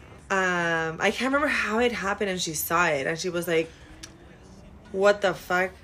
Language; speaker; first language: English; early bilingual, other home language; Spanish